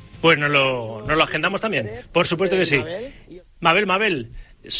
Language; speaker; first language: Spanish; native; Spanish